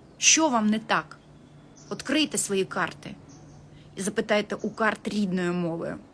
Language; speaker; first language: Ukrainian; non-native, local second language; Russian